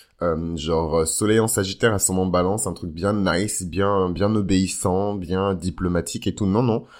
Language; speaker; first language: French; native; French